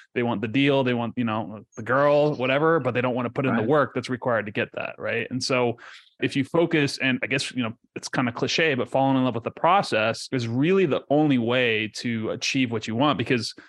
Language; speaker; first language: English; early bilingual, other home language; Spanish